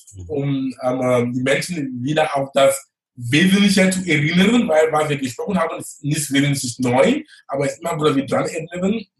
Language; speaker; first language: German; non-native, fluent; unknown